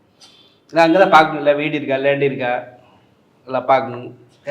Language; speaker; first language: Tamil; non-native, learner; Hindi